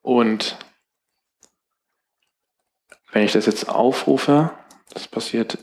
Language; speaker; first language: German; native; German